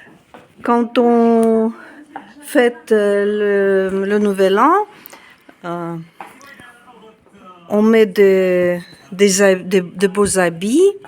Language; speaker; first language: French; non-native, fluent; Russian